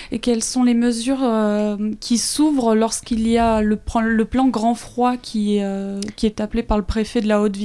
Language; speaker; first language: French; native; French